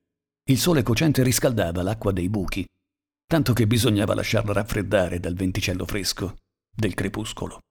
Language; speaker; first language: Italian; native; Italian